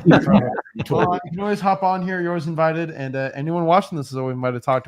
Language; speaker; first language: English; native; English